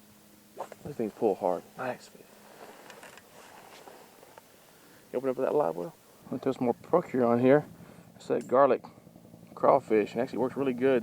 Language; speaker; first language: English; native; English